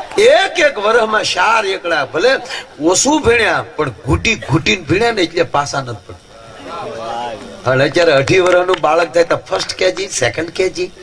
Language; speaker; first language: Gujarati; native; Gujarati